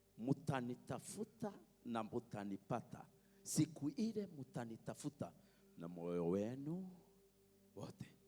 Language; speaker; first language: Swahili; non-native, local second language; Kikuyu